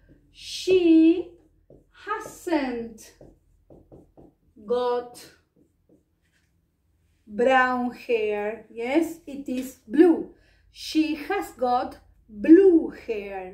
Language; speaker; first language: English; non-native, fluent; Spanish